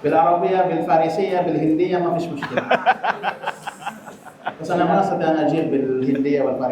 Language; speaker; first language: Arabic; non-native, fluent; Indonesian